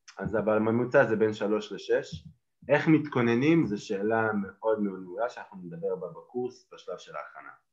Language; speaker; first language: Hebrew; native; Hebrew